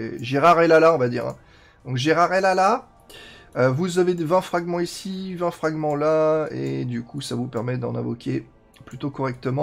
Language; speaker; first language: French; native; French